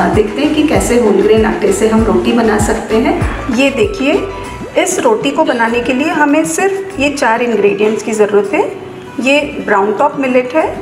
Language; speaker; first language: Hindi; native; Hindi